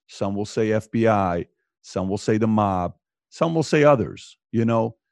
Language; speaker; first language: English; native; English